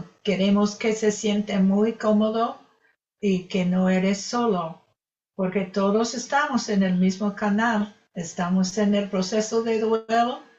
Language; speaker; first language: Spanish; non-native, fluent; English